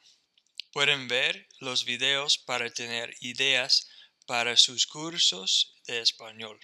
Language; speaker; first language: Spanish; non-native, fluent; English